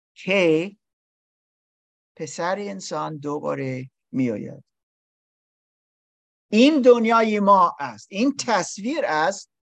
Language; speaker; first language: Persian; non-native, learner; English